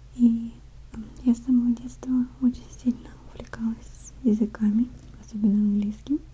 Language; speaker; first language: Russian; native; Russian